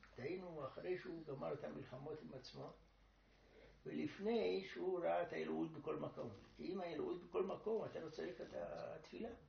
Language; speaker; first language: Hebrew; non-native, fluent; Romanian